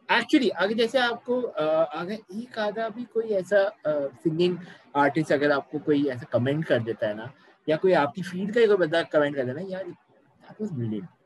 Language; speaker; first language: Hindi; native; Hindi